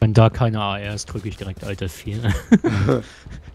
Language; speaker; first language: German; native; German